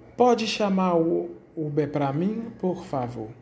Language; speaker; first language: Portuguese; non-native, fluent; Haitian Creole